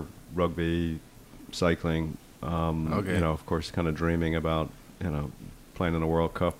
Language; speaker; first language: English; native; English